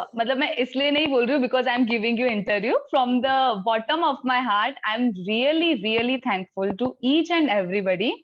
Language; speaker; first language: Hindi; native; Hindi